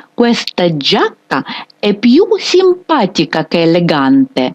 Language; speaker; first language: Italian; non-native, fluent; Ukrainian